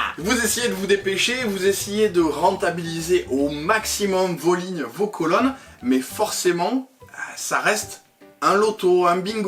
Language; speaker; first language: French; native; French